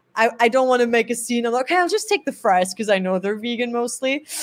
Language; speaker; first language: English; non-native, fluent; German